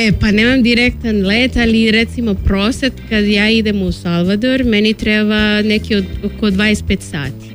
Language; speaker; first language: Serbian; non-native, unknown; Spanish